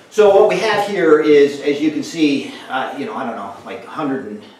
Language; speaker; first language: English; native; English